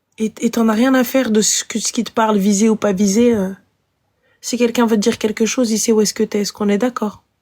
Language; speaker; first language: French; native; French